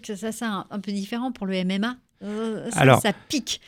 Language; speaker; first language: French; native; French